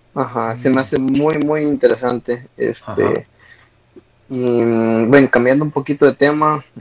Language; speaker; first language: Spanish; native; Spanish